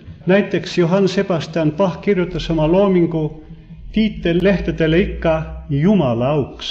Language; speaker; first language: Estonian; native; Estonian